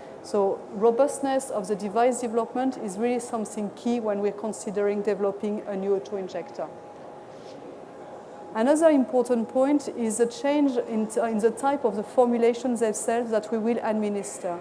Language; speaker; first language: English; non-native, fluent; French